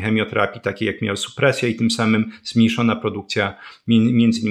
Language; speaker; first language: Polish; native; Polish